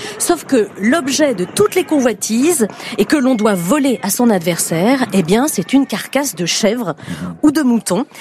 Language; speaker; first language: French; native; French